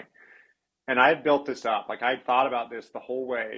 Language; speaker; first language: English; native; English